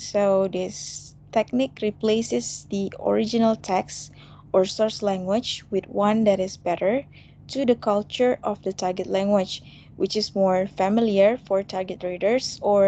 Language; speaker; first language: English; non-native, fluent; Indonesian